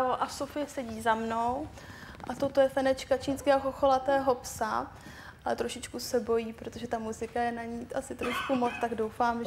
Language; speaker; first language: Czech; native; Czech